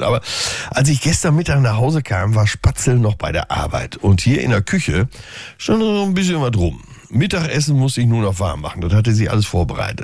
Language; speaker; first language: German; native; German